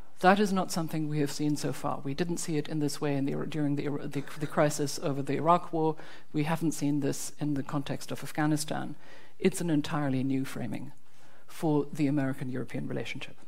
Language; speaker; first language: English; non-native, fluent; German